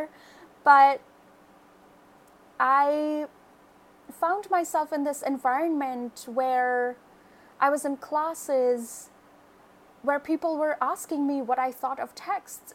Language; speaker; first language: English; non-native, local second language; Bangla